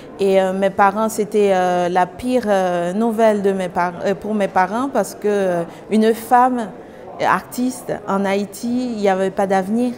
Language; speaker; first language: French; non-native, local second language; Haitian Creole